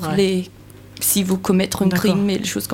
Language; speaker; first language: French; non-native, learner; English